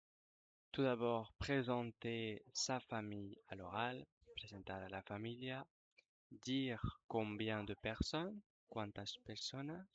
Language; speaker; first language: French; non-native, fluent; Spanish